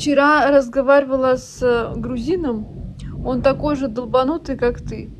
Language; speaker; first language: Russian; native; Russian